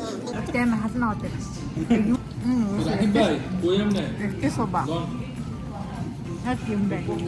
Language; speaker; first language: Japanese; non-native, learner; Mongolian